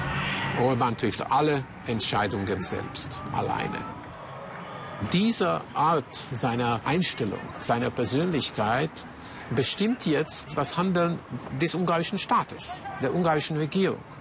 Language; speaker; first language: German; non-native, fluent; Hungarian